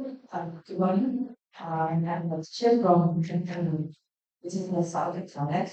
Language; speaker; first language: English; non-native, learner; Thai